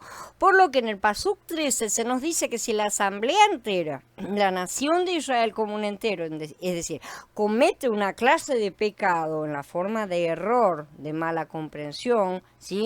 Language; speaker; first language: Spanish; native; Spanish